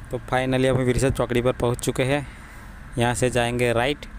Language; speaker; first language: Hindi; non-native, local second language; Gujarati